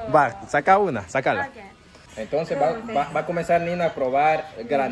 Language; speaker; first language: Spanish; native; Spanish